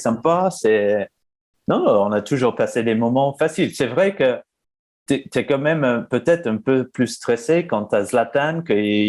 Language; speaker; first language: French; non-native, fluent; English